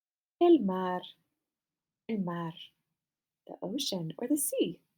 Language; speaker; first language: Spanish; non-native, fluent; English